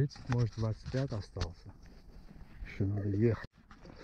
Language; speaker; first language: Russian; non-native, fluent; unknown